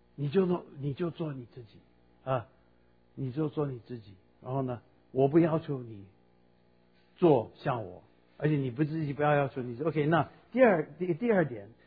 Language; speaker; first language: Chinese; non-native, fluent; English